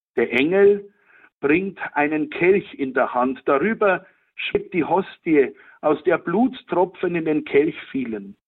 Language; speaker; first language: German; native; German